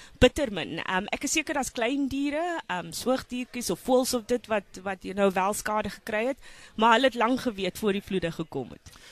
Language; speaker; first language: Afrikaans; non-native, local second language; English